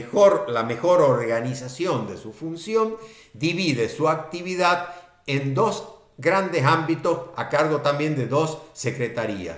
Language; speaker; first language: Spanish; native; Spanish